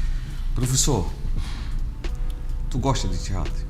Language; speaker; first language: Portuguese; non-native, fluent; Arabic